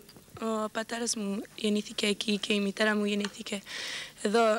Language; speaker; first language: Greek; early bilingual, heritage; Greek